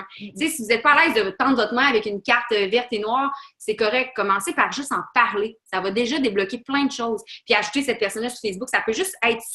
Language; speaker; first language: French; native; French